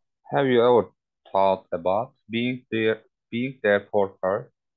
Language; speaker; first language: English; non-native, learner; Turkish